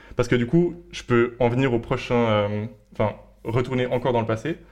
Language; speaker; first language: French; native; French